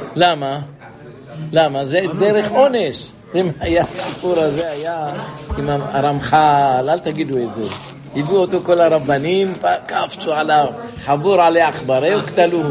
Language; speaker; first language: Hebrew; native; Hebrew